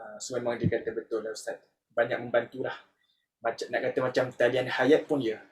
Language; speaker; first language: Malay; native; Malay